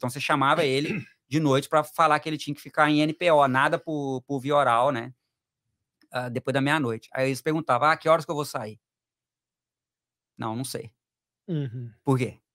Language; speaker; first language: Portuguese; native; Portuguese